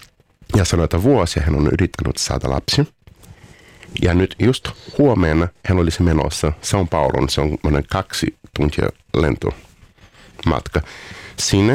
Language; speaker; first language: Finnish; non-native, fluent; Portuguese